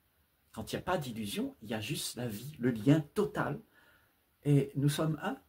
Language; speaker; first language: French; native; French